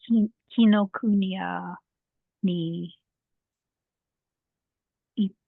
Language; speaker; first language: Japanese; non-native, learner; English